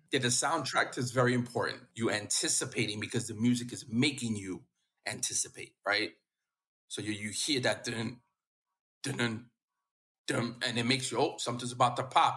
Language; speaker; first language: English; native; English